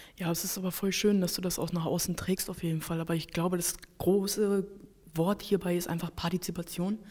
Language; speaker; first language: German; native; German